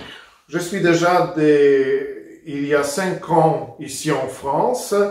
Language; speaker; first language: French; non-native, fluent; Polish